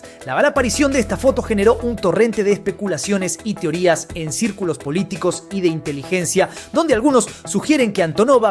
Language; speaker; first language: Spanish; native; Spanish